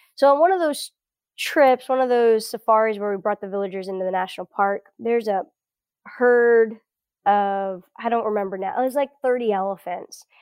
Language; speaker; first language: English; early bilingual, other home language; Portuguese